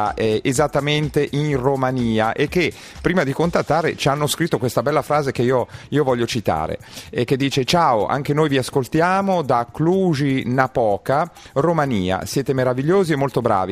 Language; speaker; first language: Italian; native; Italian